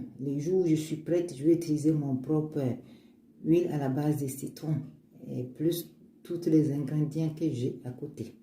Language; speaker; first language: French; non-native, learner; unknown